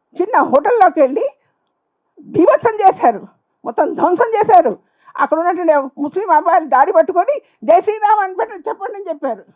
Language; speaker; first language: Telugu; non-native, local second language; Urdu